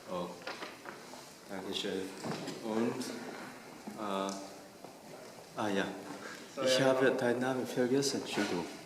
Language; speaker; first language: German; non-native, learner; Korean